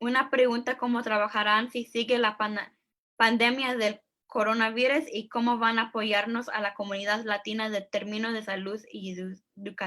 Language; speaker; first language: Spanish; early bilingual, heritage; Spanish